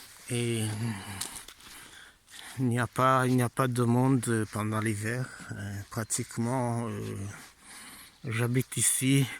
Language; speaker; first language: French; non-native, fluent; Italian